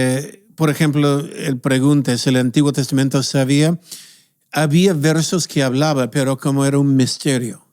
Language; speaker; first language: Spanish; non-native, fluent; English